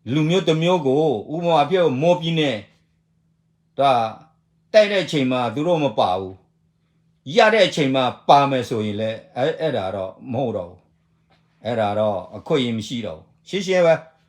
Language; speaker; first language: Burmese; non-native, local second language; S'gaw Karen